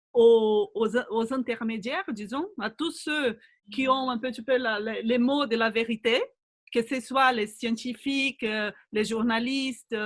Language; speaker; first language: French; non-native, fluent; Portuguese